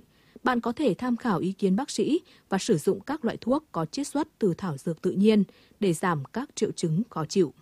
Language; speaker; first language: Vietnamese; native; Vietnamese